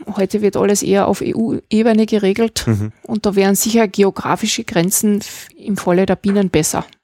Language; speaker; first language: German; native; German